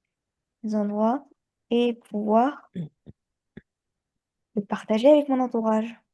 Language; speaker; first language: French; early bilingual, other home language; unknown